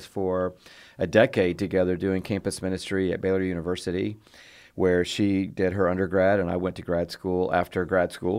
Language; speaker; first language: English; native; English